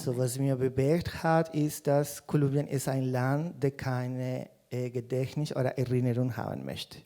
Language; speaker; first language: German; non-native, fluent; Spanish